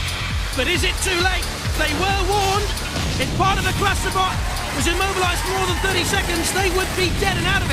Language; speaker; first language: English; native; English